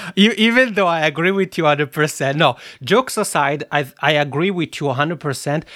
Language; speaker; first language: English; non-native, fluent; Italian